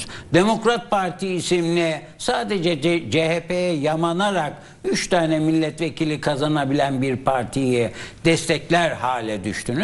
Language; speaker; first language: Turkish; native; Turkish